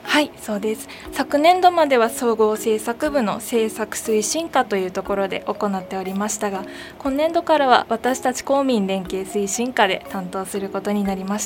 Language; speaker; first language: Japanese; native; Japanese